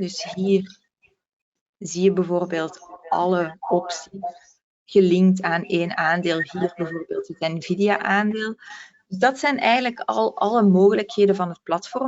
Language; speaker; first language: Dutch; native; Dutch